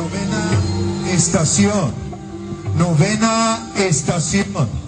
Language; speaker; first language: Spanish; native; Spanish